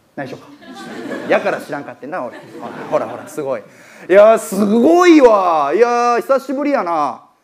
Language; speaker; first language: Japanese; native; Japanese